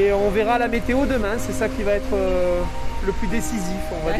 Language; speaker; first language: French; native; French